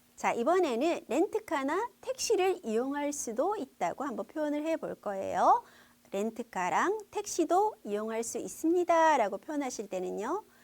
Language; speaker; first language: Korean; native; Korean